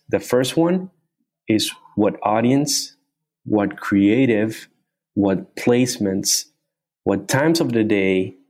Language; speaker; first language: English; non-native, fluent; Spanish